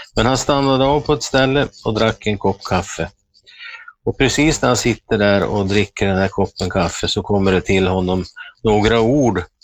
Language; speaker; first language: Swedish; native; Swedish